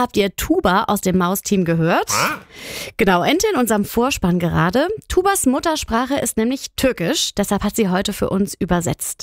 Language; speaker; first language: German; native; German